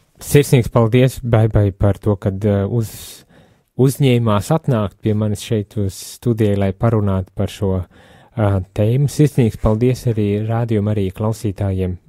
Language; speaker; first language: Latvian; native; Latvian